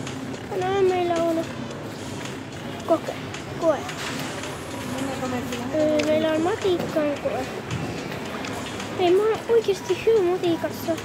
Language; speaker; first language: Finnish; early bilingual, heritage; Finnish